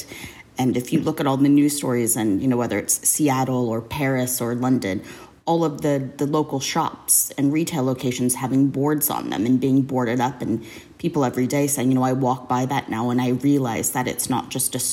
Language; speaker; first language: English; native; English